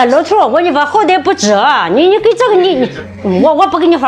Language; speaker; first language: Chinese; native; Chinese